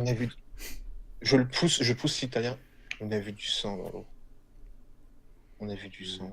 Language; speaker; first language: French; native; French